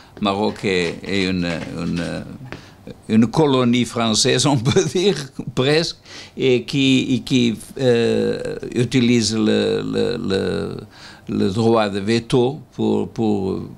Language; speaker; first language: French; non-native, learner; Portuguese